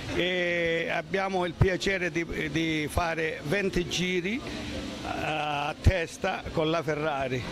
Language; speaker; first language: Italian; native; Italian